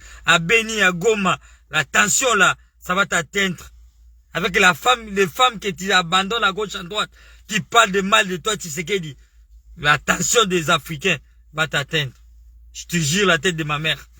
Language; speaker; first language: French; non-native, local second language; Lingala